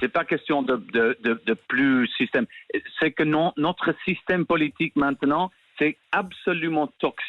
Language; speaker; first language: French; non-native, fluent; English